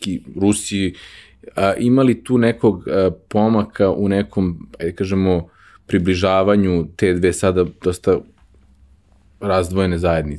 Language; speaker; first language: Serbian; native; Serbian